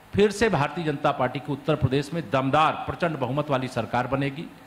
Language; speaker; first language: Hindi; native; Hindi